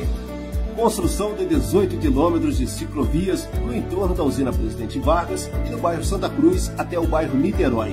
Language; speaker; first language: Portuguese; native; Portuguese